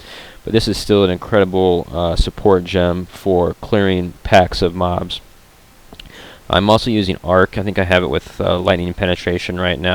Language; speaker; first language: English; native; English